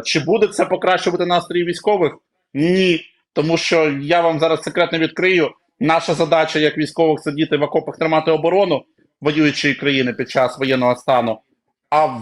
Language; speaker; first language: Ukrainian; native; Ukrainian